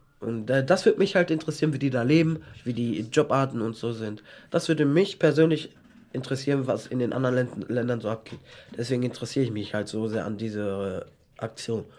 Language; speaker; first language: German; native; German